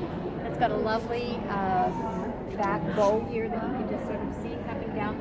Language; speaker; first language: English; native; English